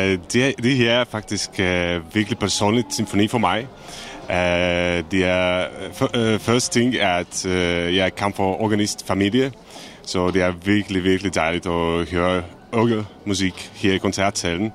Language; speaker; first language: Danish; non-native, fluent; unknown